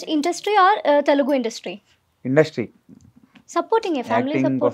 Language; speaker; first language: Telugu; non-native, learner; Malayalam